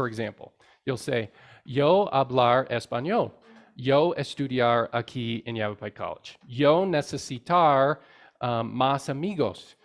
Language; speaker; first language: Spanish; non-native, fluent; English